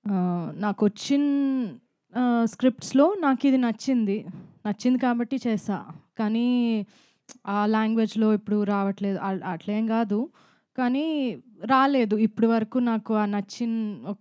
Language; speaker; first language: Telugu; non-native, fluent; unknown